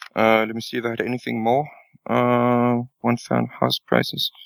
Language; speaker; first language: English; non-native, fluent; Danish